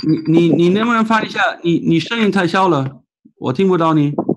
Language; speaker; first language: Chinese; non-native, fluent; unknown